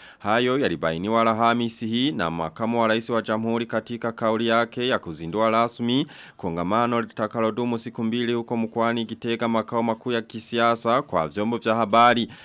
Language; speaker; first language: Swahili; non-native, local second language; Rundi